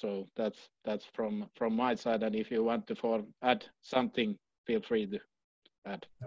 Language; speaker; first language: English; non-native, fluent; Finnish